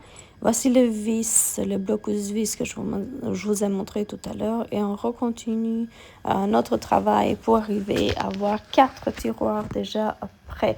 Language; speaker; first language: French; non-native, fluent; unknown